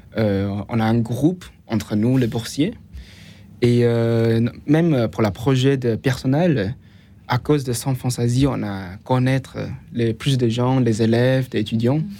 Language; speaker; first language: French; non-native, fluent; Chinese